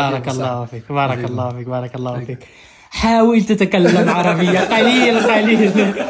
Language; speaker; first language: Arabic; native; Arabic